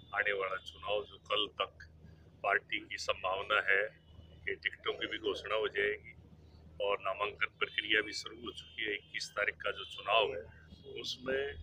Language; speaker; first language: Hindi; native; Hindi